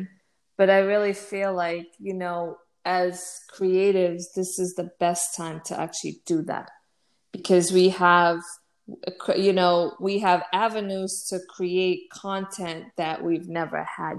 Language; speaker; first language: English; native; English